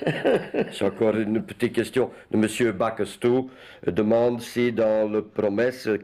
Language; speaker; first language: French; non-native, local second language; Dutch